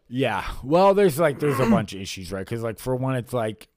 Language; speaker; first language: English; native; English